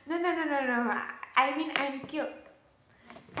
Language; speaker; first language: English; non-native, learner; Indonesian